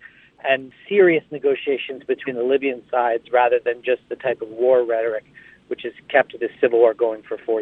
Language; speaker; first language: English; native; English